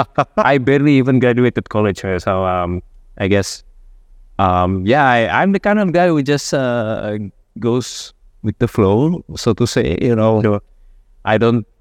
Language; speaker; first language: English; non-native, fluent; Indonesian